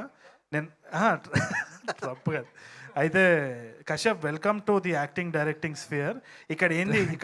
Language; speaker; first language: Telugu; native; Telugu